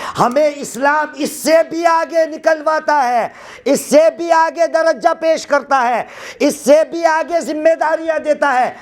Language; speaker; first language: Urdu; non-native, local second language; Gujarati